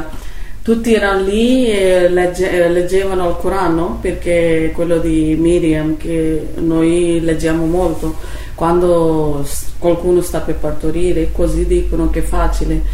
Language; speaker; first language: Italian; non-native, learner; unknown